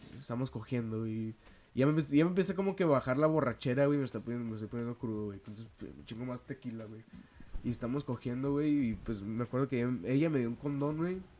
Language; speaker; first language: Spanish; early bilingual, heritage; Spanish